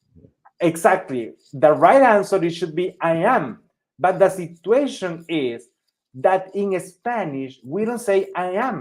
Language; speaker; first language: English; non-native, fluent; Spanish